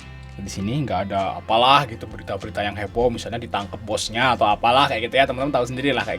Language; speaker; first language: Indonesian; native; Indonesian